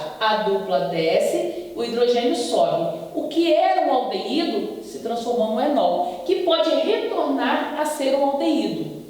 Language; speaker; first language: Portuguese; native; Portuguese